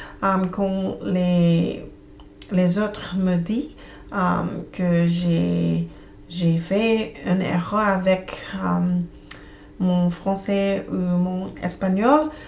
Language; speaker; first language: French; non-native, learner; English